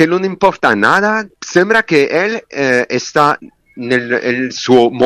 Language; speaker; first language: Spanish; non-native, learner; French